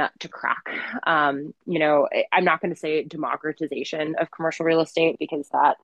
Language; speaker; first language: English; native; English